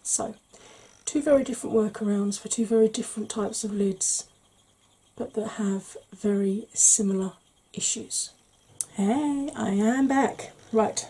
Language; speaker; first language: English; native; English